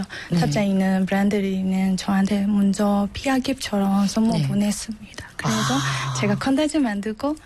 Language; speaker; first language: Korean; non-native, learner; Burmese